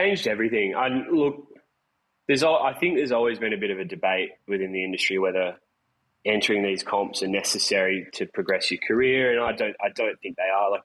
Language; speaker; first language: English; native; English